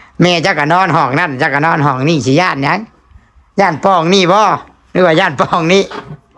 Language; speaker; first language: Thai; non-native, local second language; Lao